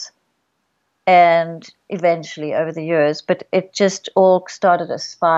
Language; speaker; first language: English; native; English